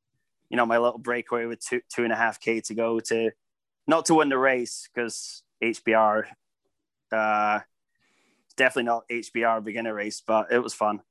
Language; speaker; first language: English; native; English